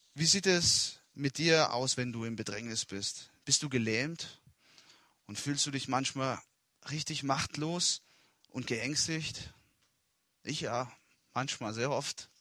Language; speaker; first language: German; non-native, fluent; Italian